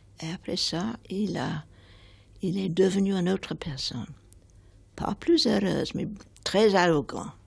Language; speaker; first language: French; non-native, fluent; English